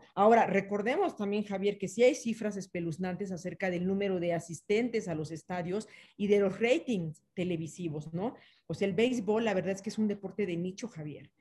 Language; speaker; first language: Spanish; native; Spanish